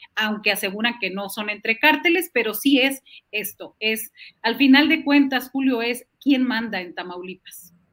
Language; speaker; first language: Spanish; native; Spanish